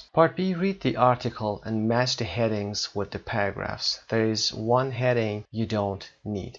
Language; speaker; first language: English; non-native, fluent; Persian